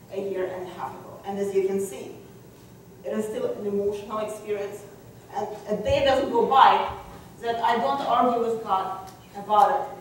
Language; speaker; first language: English; non-native, fluent; Russian